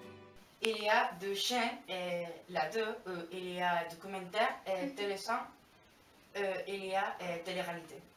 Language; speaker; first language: French; non-native, learner; Spanish